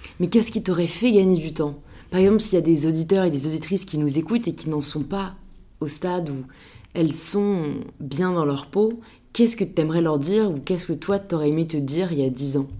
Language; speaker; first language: French; native; French